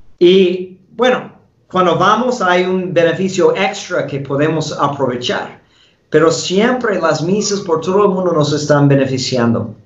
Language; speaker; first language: Spanish; non-native, fluent; English